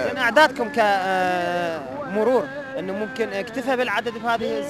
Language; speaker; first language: Arabic; native; Arabic